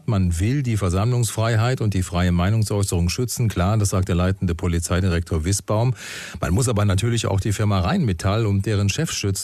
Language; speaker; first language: German; native; German